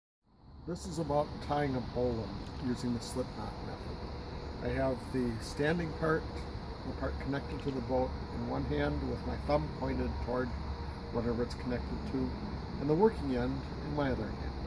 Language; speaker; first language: English; native; English